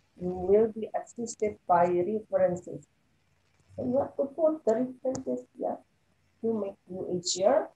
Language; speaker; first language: English; non-native, fluent; Indonesian